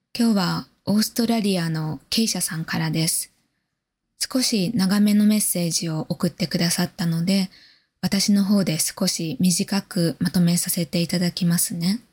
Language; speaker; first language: Japanese; native; Japanese